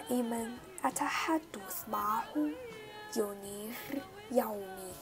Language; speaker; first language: Arabic; non-native, learner; Chinese